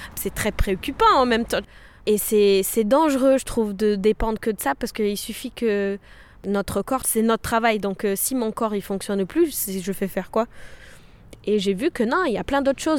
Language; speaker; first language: French; non-native, fluent; Portuguese